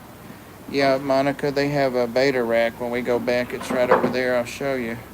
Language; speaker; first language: English; native; English